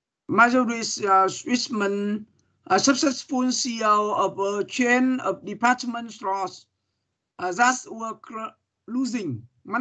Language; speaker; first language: English; non-native, learner; Vietnamese